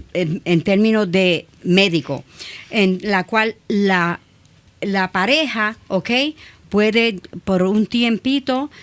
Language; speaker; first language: Spanish; early bilingual, other home language; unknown